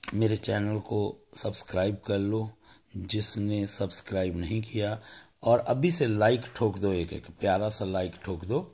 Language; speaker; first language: Hindi; non-native, local second language; Punjabi